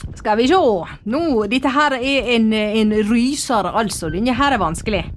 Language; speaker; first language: Norwegian; native; Norwegian